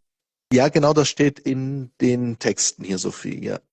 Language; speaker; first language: German; non-native, fluent; Portuguese